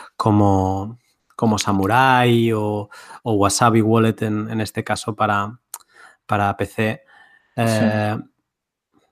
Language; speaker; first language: Spanish; native; Spanish